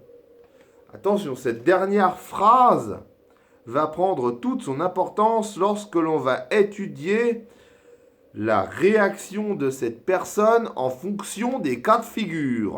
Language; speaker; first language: French; native; French